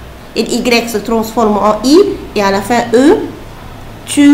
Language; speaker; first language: French; non-native, fluent; Arabic